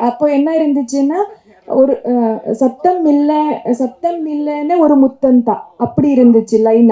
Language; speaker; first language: Tamil; non-native, local second language; Kannada